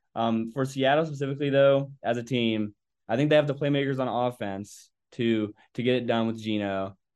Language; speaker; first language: English; native; English